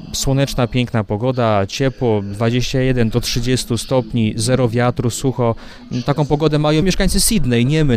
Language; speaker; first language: Polish; native; Polish